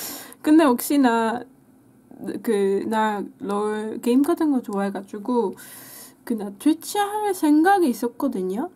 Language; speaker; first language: Korean; non-native, fluent; Dutch